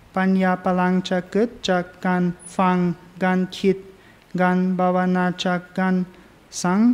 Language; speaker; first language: Thai; non-native, fluent; English